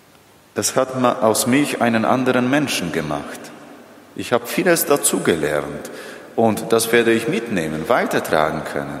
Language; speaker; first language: German; non-native, fluent; Polish